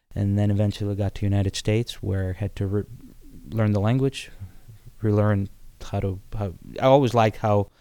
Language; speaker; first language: English; non-native, fluent; Ukrainian